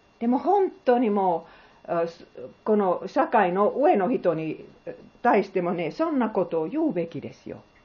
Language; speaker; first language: Japanese; non-native, fluent; Finnish